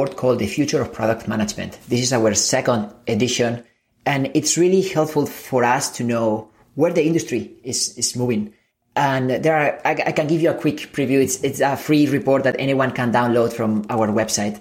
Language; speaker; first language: English; non-native, fluent; Spanish